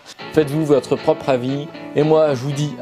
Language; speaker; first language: French; native; French